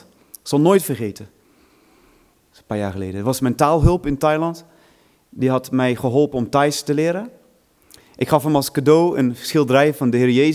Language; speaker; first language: Dutch; non-native, fluent; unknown